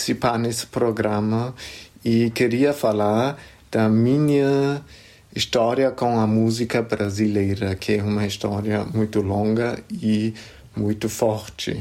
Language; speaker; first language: Portuguese; non-native, fluent; German